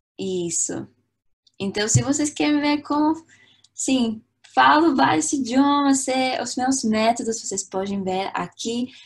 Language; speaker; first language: Portuguese; non-native, fluent; English